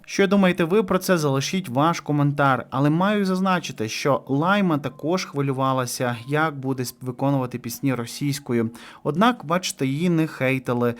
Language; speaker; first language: Ukrainian; native; Ukrainian